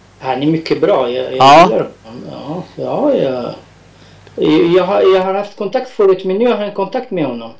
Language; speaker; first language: Swedish; non-native, fluent; Arabic